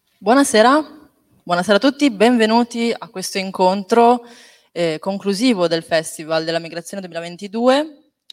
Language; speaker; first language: Italian; early bilingual, other home language; Chinese